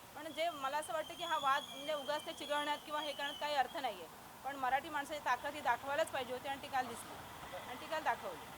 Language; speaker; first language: Marathi; native; Marathi